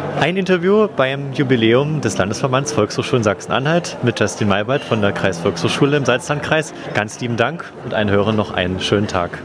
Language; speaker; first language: German; native; German